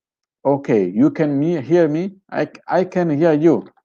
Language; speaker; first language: English; non-native, fluent; Italian